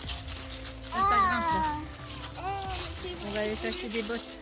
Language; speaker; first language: French; native; French